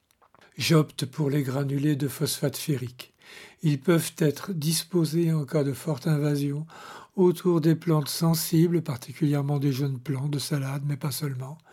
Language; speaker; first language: French; native; French